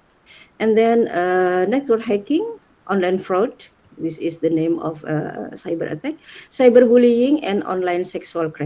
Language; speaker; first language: English; non-native, learner; Indonesian